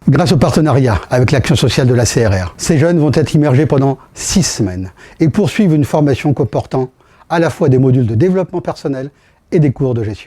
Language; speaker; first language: French; native; French